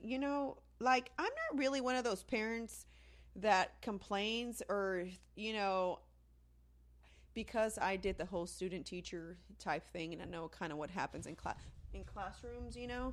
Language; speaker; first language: English; early bilingual, other home language; Spanish